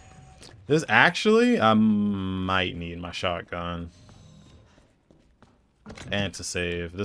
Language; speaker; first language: English; native; English